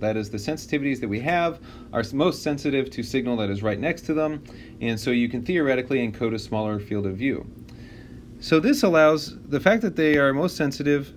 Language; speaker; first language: English; native; English